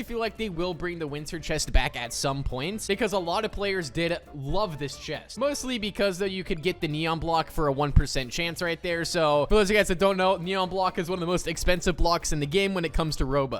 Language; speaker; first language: English; native; English